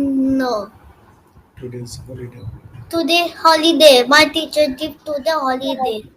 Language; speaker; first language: English; non-native, learner; Hindi